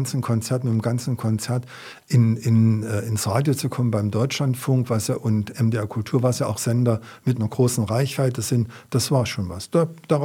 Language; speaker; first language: German; native; German